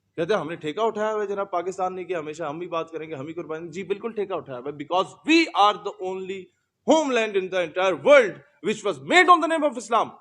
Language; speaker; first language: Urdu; non-native, local second language; Punjabi